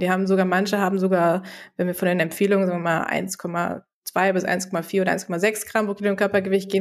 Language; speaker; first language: German; native; German